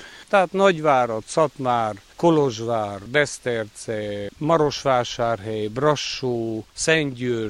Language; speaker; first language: Hungarian; native; Hungarian